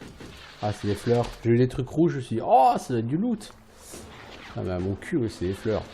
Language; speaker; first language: French; native; French